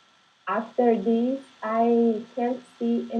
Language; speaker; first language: English; non-native, learner; Portuguese